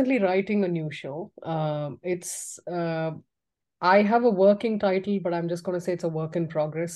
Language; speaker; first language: English; non-native, local second language; Tamil